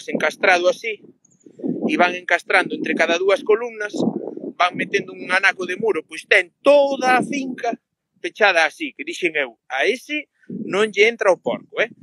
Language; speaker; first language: Galician; native; Galician